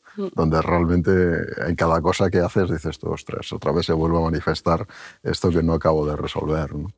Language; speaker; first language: Spanish; native; Spanish